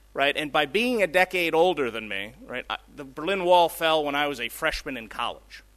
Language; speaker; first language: English; early bilingual, other home language; Spanish